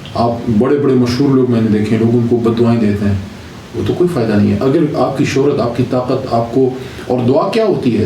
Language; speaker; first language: Urdu; non-native, local second language; Pashto